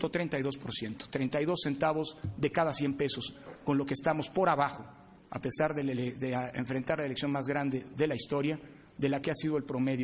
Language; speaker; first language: Spanish; native; Spanish